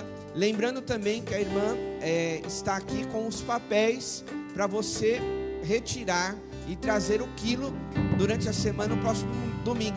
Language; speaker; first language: Portuguese; native; Portuguese